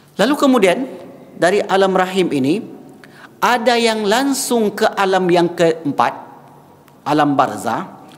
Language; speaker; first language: Malay; non-native, local second language; Minangkabau